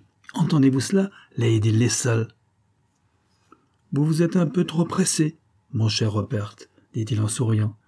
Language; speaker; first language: French; native; French